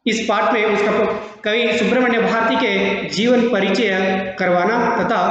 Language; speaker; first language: Hindi; non-native, local second language; Kannada